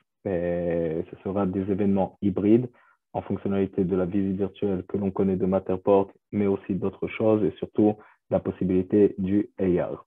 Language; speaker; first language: French; non-native, fluent; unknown